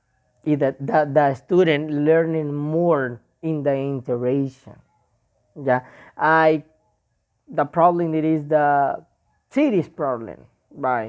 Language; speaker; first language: English; non-native, learner; Spanish